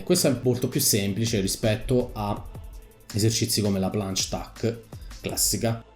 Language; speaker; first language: Italian; native; Italian